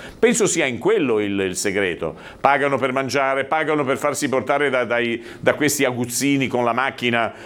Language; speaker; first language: Italian; native; Italian